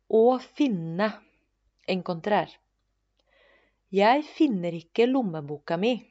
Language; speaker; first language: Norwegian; non-native, fluent; Spanish